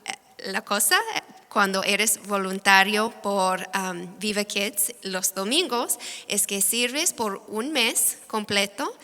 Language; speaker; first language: Spanish; non-native, fluent; English